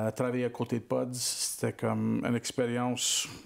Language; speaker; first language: French; native; French